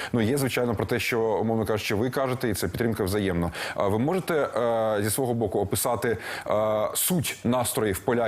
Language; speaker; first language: Ukrainian; native; Ukrainian